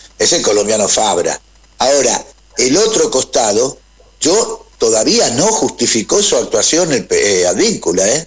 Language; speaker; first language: Spanish; native; Spanish